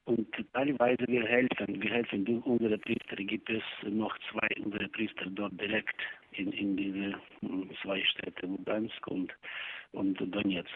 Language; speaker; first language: German; non-native, learner; Ukrainian